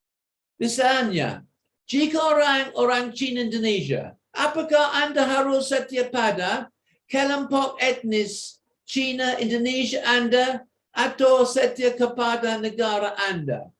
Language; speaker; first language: Indonesian; non-native, fluent; English